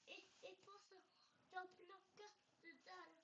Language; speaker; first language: Swedish; early bilingual, other home language; Arabic